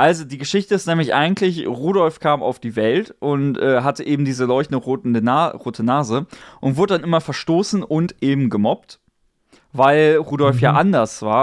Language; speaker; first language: German; native; German